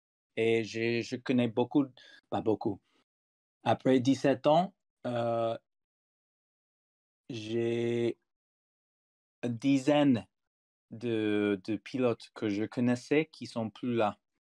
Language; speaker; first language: French; non-native, fluent; English